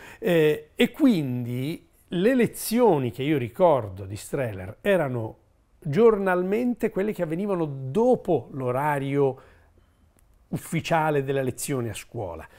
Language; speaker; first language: Italian; native; Italian